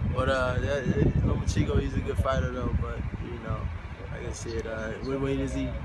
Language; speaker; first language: English; native; English